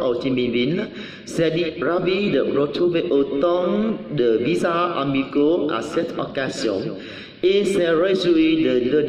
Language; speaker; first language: French; non-native, learner; Vietnamese